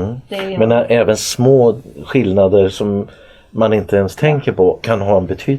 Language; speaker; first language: Swedish; native; Swedish